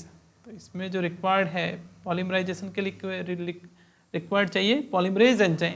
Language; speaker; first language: English; non-native, local second language; Hindi